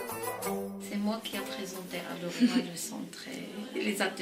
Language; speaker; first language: French; non-native, local second language; Arabic